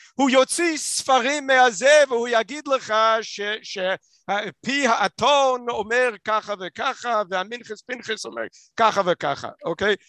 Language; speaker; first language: Hebrew; non-native, fluent; English